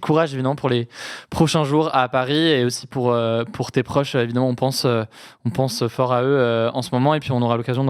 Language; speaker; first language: French; native; French